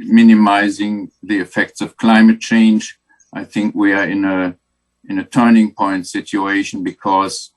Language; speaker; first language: English; non-native, fluent; German